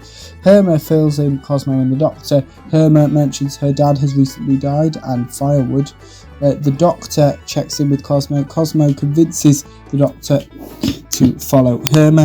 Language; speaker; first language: English; native; English